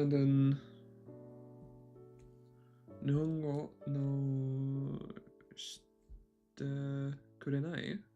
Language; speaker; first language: Japanese; non-native, learner; English